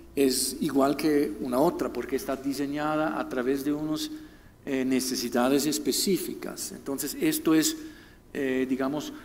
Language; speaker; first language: Spanish; non-native, fluent; German